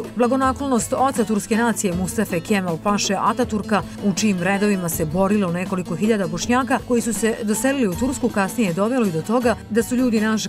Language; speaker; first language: Serbian; native; Serbian